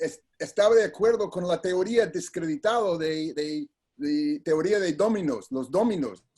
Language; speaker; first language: Spanish; non-native, learner; English